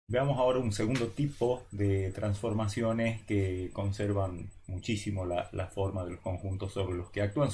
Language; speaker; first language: Spanish; native; Spanish